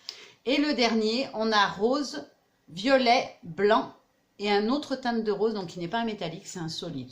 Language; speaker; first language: French; native; French